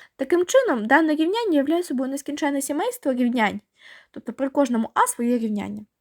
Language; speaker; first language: Ukrainian; native; Ukrainian